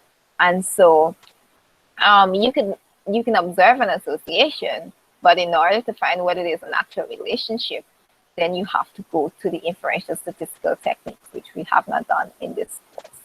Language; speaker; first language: English; native; English